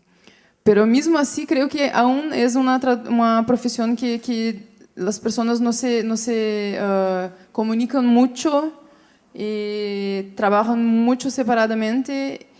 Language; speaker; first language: Spanish; non-native, fluent; Portuguese